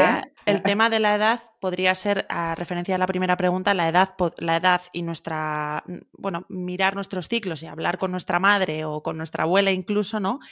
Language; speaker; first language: Spanish; native; Spanish